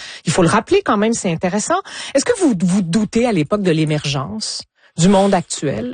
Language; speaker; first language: French; native; French